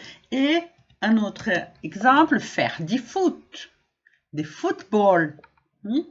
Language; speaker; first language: French; non-native, fluent; Portuguese